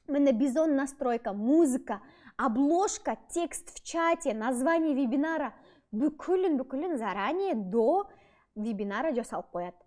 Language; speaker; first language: Russian; non-native, local second language; Kazakh